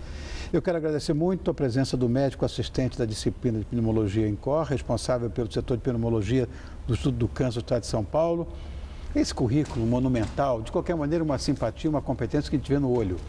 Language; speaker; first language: Portuguese; native; Portuguese